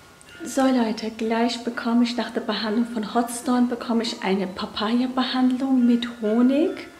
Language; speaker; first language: German; non-native, fluent; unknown